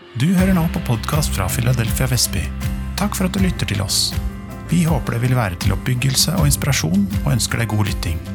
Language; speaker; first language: Norwegian; native; Norwegian